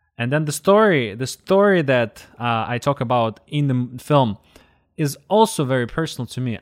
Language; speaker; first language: English; non-native, fluent; Russian